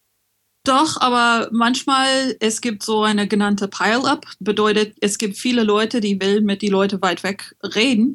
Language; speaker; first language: German; non-native, learner; French